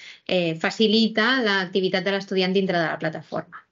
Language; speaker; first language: Catalan; native; Catalan